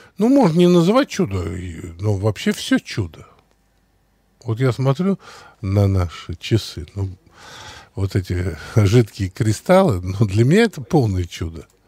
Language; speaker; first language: Russian; native; Russian